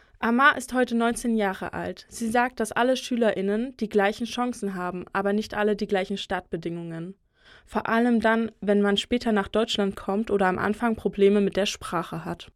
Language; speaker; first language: German; native; German